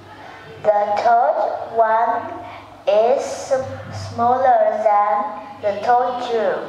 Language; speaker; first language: English; non-native, learner; Vietnamese